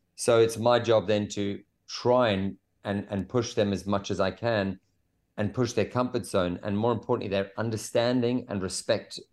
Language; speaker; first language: English; native; English